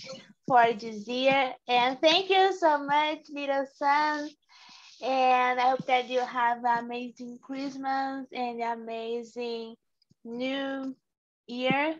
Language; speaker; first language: English; non-native, learner; Portuguese